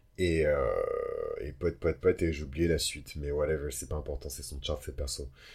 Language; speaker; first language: French; early bilingual, other home language; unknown